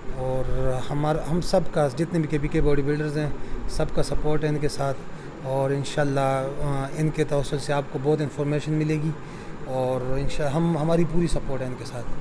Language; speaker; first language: Urdu; non-native, local second language; Pashto